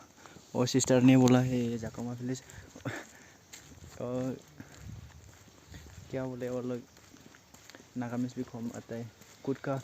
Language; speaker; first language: Hindi; non-native, local second language; Assamese